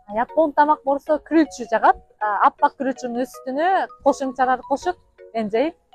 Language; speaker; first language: Kyrgyz; non-native, learner; Japanese